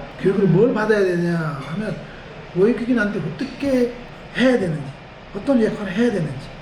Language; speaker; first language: Korean; non-native, fluent; Nepali